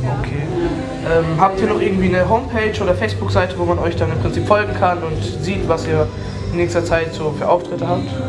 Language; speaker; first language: German; native; German